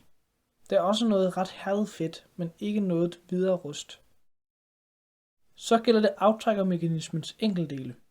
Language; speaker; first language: Danish; native; Danish